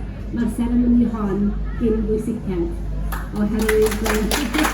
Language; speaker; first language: Welsh; native; Welsh